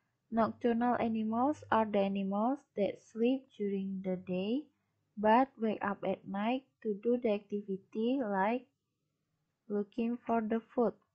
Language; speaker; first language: English; non-native, fluent; Indonesian